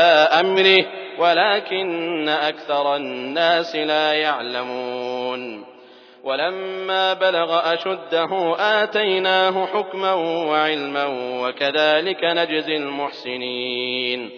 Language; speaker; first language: Arabic; native; Arabic